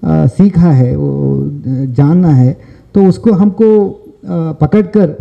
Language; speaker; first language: Hindi; non-native, local second language; Kannada